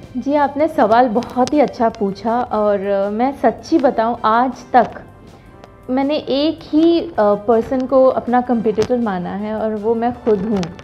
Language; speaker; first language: Hindi; non-native, local second language; Bangla